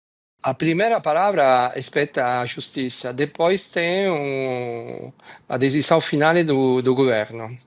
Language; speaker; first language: Portuguese; non-native, fluent; Italian